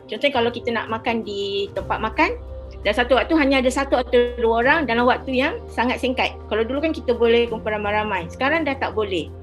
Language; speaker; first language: Malay; native; Malay